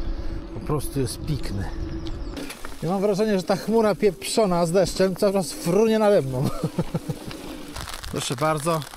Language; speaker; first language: Polish; native; Polish